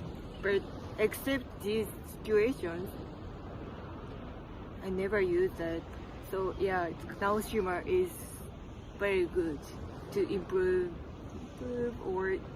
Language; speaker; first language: English; non-native, learner; Japanese